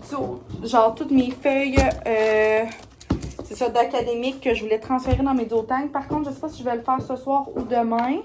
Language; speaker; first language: French; native; French